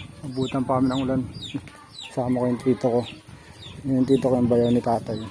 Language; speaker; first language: Filipino; non-native, local second language; Waray